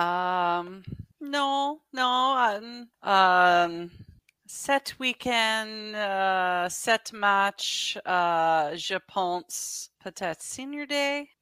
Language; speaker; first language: French; non-native, learner; English